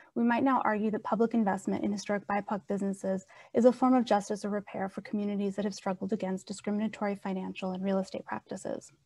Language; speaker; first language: English; native; English